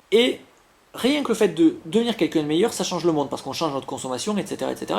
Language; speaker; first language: French; native; French